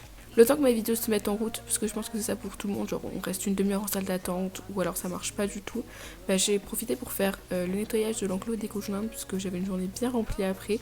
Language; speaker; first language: French; native; French